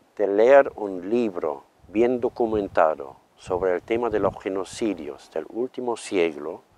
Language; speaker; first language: Spanish; non-native, fluent; German